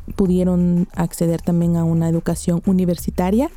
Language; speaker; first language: Spanish; native; Spanish